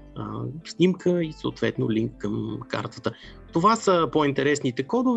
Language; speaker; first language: Bulgarian; native; Bulgarian